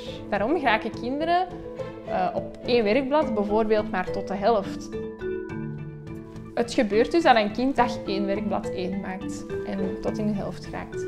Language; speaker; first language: Dutch; native; Dutch